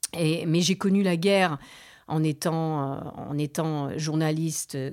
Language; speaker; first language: French; native; French